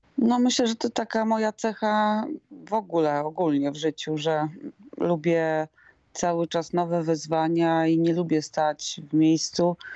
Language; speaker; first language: Polish; native; Polish